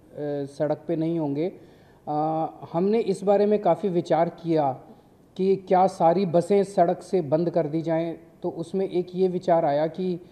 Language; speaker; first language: Hindi; native; Hindi